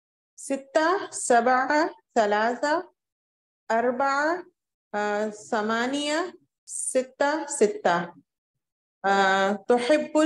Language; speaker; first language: Arabic; non-native, learner; Urdu